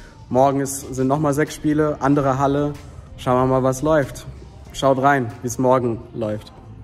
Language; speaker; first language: German; native; German